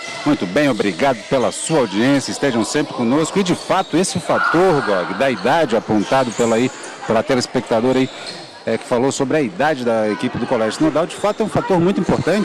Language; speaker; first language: Portuguese; native; Portuguese